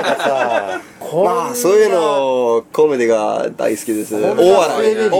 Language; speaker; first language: Japanese; non-native, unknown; Swedish